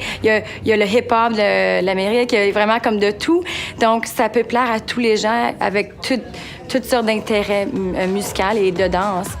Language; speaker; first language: French; native; French